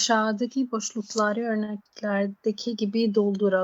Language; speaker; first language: Turkish; non-native, learner; Urdu